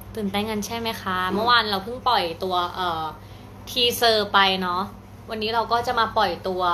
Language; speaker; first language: Thai; native; Thai